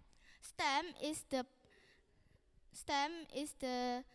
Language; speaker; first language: English; non-native, learner; Indonesian